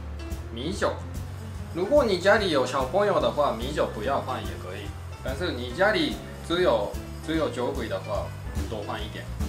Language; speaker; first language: Chinese; non-native, fluent; Japanese